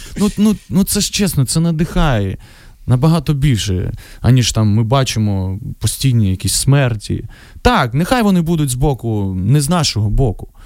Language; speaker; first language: Ukrainian; non-native, local second language; Russian